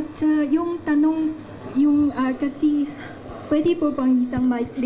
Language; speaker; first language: Filipino; non-native, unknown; Chinese